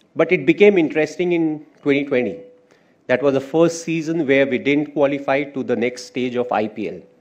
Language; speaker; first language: English; non-native, local second language; Hindi